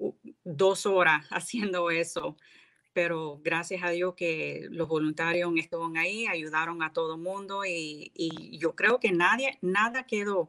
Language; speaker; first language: Spanish; early bilingual, heritage; English